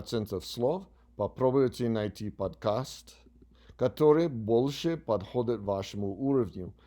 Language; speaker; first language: Russian; non-native, learner; English